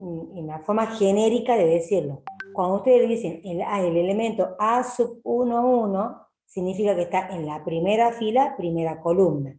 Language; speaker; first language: Spanish; native; Spanish